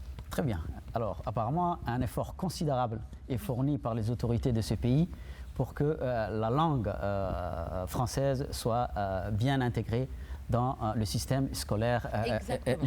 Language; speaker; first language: French; non-native, local second language; Somali